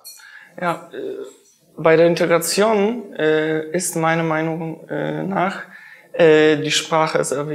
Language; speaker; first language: German; non-native, fluent; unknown